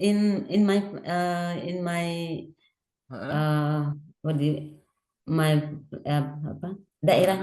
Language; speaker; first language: English; non-native, learner; Indonesian